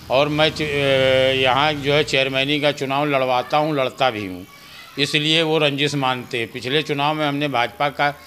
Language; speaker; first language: Hindi; native; Hindi